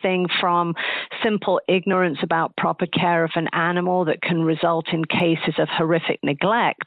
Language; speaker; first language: English; native; English